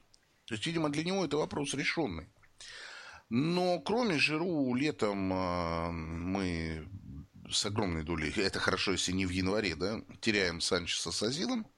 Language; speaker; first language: Russian; native; Russian